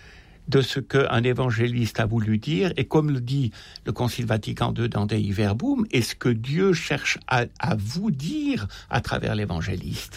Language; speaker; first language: French; native; French